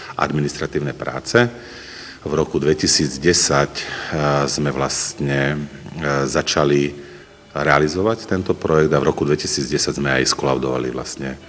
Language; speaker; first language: Slovak; native; Slovak